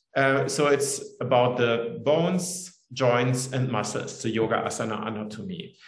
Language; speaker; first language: English; non-native, fluent; German